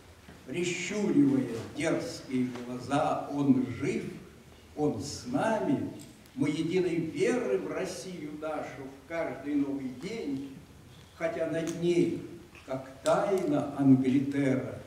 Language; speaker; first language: Russian; native; Russian